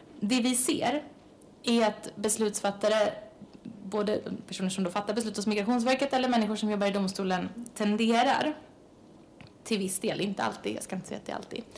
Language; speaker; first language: Swedish; native; Swedish